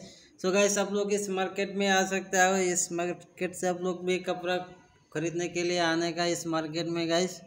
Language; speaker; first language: Hindi; non-native, local second language; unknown